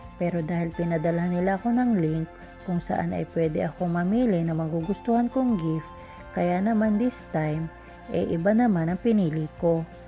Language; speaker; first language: Filipino; native; Filipino